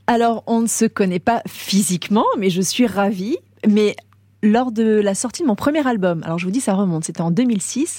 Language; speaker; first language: French; native; French